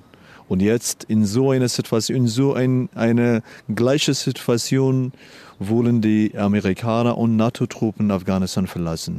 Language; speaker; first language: German; non-native, fluent; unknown